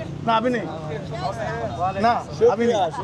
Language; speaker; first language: Hindi; non-native, local second language; Bangla